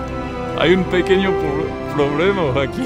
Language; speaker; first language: Spanish; non-native, learner; French